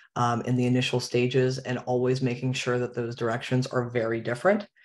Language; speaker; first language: English; native; English